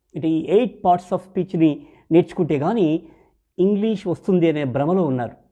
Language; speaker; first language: Telugu; native; Telugu